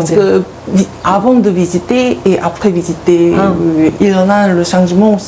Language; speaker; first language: French; non-native, learner; Korean